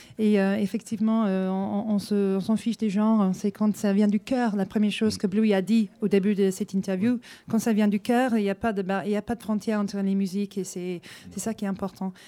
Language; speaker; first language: French; non-native, fluent; English